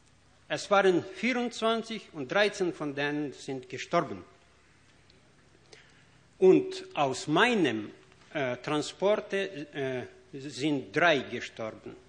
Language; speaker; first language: German; non-native, fluent; Ukrainian